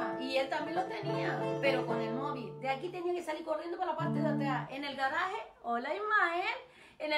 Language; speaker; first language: Spanish; native; Spanish